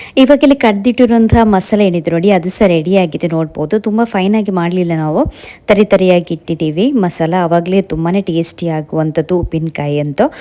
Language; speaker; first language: Kannada; native; Kannada